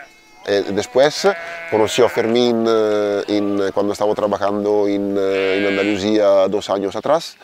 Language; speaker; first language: Spanish; non-native, learner; Italian